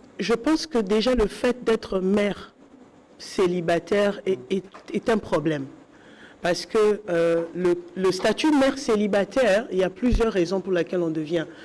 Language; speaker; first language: French; non-native, local second language; Lingala